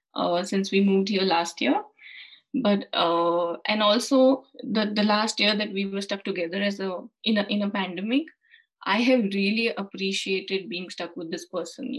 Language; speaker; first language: English; non-native, local second language; Hindi